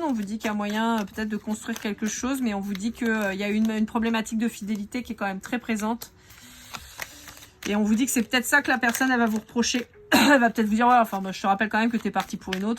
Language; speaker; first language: French; native; French